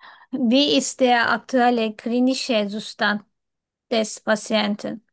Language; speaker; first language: German; non-native, learner; Turkish